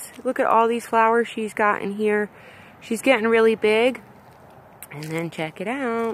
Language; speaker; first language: English; native; English